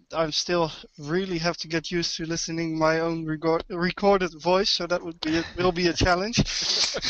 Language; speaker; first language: English; non-native, fluent; Dutch